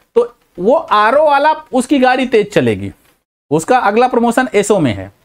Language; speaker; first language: Hindi; native; Hindi